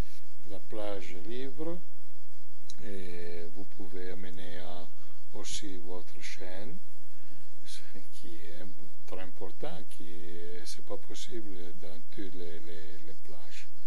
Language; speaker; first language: French; non-native, learner; Italian